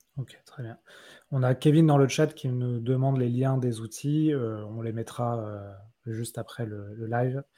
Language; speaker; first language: French; native; French